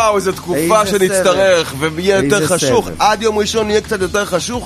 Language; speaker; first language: Hebrew; native; Hebrew